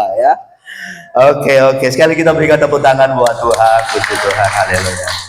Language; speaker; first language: Indonesian; native; Indonesian